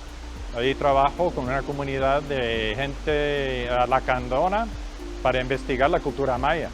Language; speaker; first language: Spanish; non-native, fluent; English